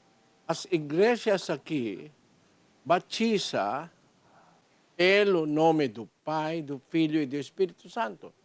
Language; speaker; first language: Portuguese; non-native, learner; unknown